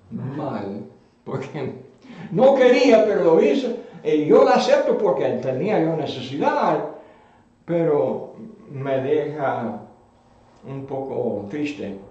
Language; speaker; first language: Spanish; non-native, fluent; English